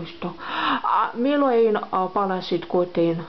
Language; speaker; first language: Finnish; non-native, local second language; Russian